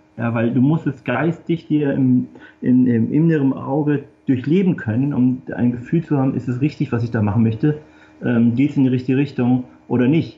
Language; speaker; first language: German; early bilingual, other home language; Korean